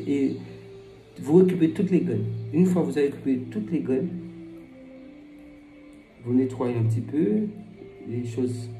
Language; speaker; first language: French; non-native, local second language; Fon